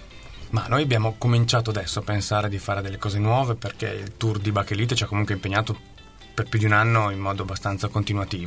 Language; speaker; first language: Italian; native; Italian